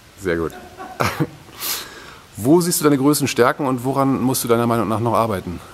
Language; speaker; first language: German; native; German